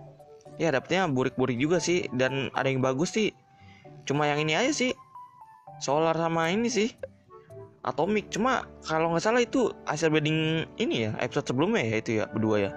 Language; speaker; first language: Indonesian; native; Indonesian